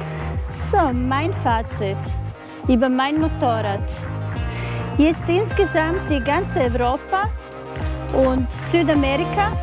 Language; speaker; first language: German; non-native, fluent; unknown